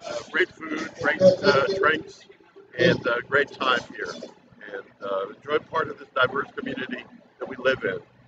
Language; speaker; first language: English; early bilingual, other home language; Spanish